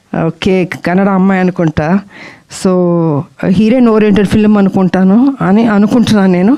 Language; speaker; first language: Telugu; native; Telugu